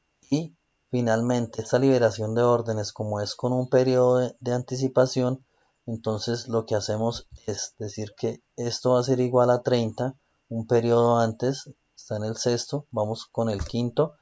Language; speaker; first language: Spanish; native; Spanish